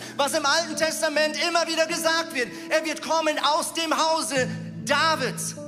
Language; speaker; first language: German; native; German